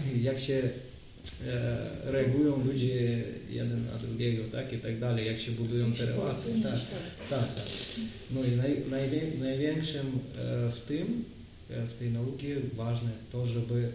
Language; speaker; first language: Polish; non-native, learner; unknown